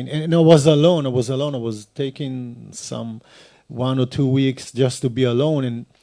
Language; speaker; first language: English; non-native, fluent; Hebrew